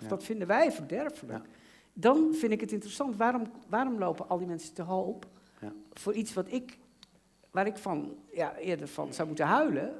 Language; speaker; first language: Dutch; native; Dutch